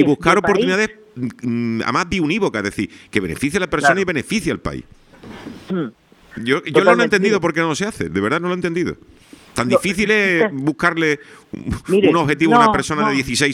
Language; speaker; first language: Spanish; native; Spanish